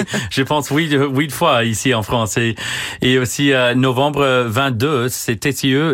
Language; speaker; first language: French; non-native, learner; English